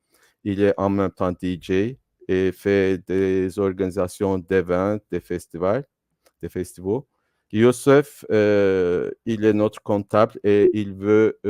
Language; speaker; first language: French; non-native, fluent; Turkish